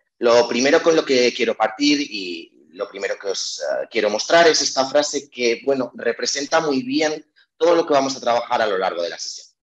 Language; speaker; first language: Spanish; native; Spanish